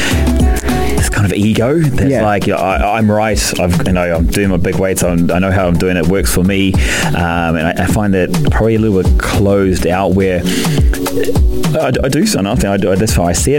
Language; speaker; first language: English; native; English